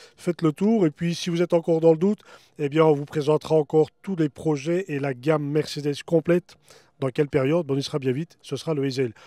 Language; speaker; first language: French; native; French